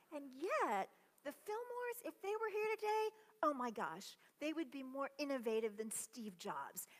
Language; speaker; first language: English; native; English